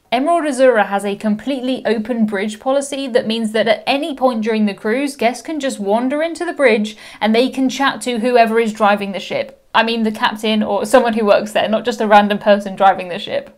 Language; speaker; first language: English; native; English